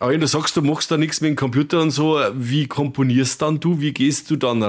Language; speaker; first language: German; native; German